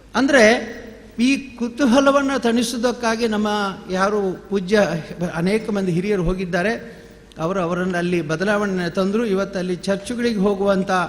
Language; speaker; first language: Kannada; non-native, local second language; Tulu